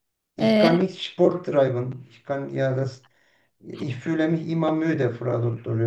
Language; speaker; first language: German; non-native, learner; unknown